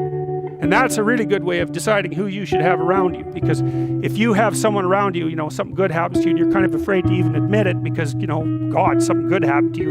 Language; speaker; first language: English; native; English